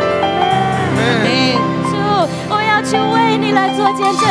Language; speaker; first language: Chinese; native; Chinese